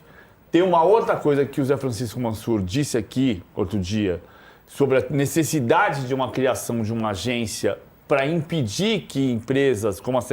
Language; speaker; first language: Portuguese; native; Portuguese